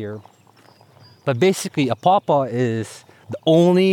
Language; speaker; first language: English; non-native, local second language; Filipino